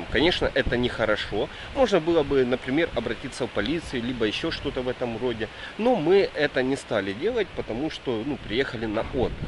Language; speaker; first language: Russian; native; Russian